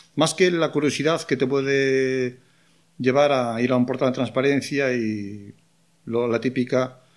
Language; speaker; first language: Spanish; non-native, local second language; Galician